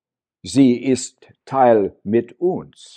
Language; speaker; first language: German; non-native, learner; English